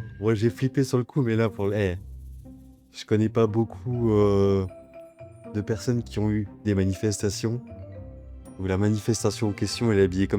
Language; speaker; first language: French; native; French